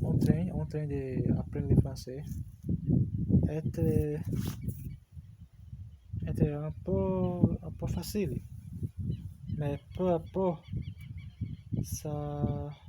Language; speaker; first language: French; non-native, learner; Portuguese